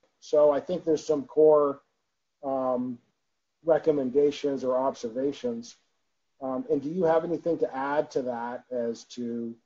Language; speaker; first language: English; native; English